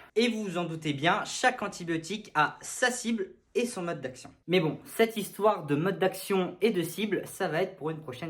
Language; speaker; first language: French; native; French